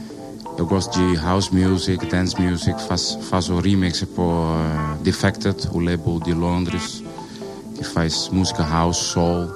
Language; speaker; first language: Portuguese; non-native, learner; Dutch